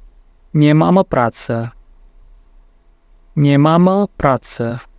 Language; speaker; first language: Polish; non-native, fluent; Indonesian